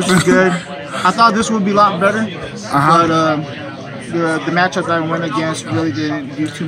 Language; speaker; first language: English; native; English